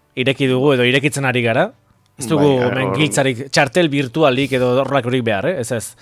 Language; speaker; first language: Basque; native; Basque